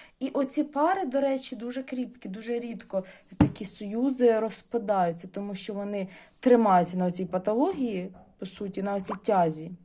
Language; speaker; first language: Ukrainian; non-native, local second language; Russian